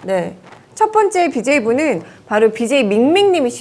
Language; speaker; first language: Korean; native; Korean